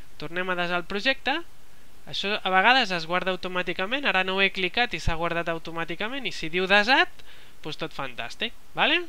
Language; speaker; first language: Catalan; non-native, local second language; Spanish